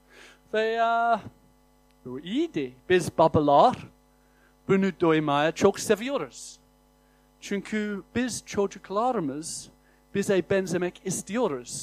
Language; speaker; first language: Turkish; non-native, fluent; English